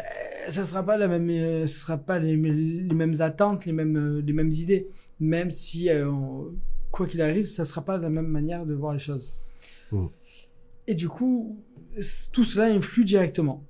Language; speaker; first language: French; native; French